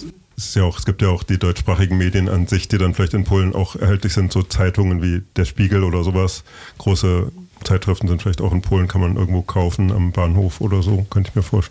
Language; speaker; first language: German; native; German